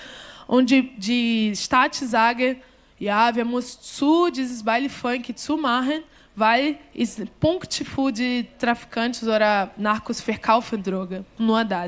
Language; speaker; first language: German; non-native, learner; Portuguese